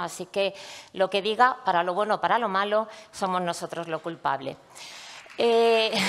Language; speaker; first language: Spanish; native; Spanish